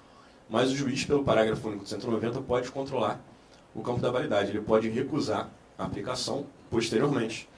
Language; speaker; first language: Portuguese; native; Portuguese